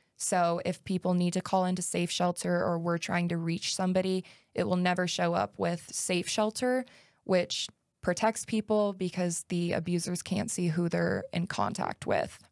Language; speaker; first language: English; native; English